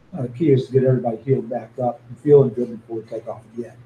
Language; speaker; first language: English; native; English